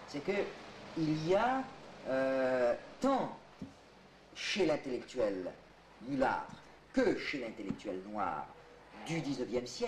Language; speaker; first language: French; native; French